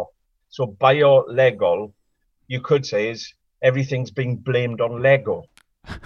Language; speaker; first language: English; non-native, local second language; Welsh